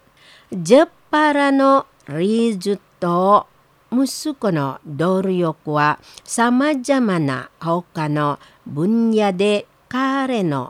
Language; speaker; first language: Japanese; non-native, learner; Indonesian